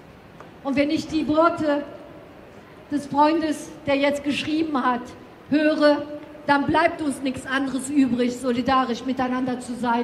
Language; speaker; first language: German; non-native, fluent; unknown